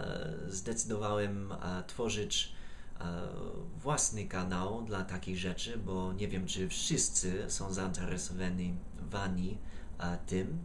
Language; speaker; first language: Polish; non-native, fluent; English